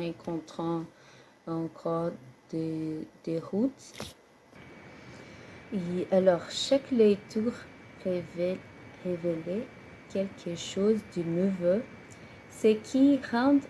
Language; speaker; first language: French; non-native, learner; Portuguese